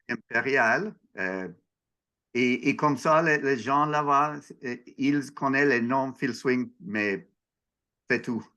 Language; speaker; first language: French; non-native, learner; English